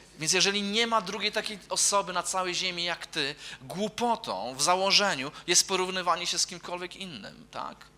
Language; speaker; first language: Polish; native; Polish